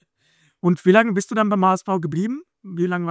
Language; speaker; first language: German; native; German